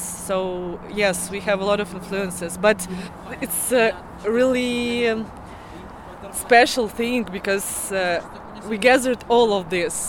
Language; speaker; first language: English; non-native, learner; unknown